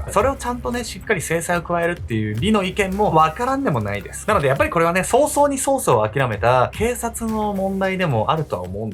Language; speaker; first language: Japanese; native; Japanese